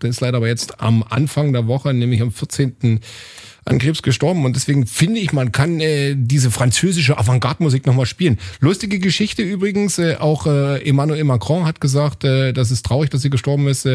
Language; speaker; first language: German; native; German